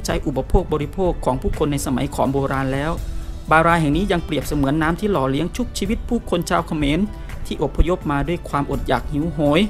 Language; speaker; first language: Thai; native; Thai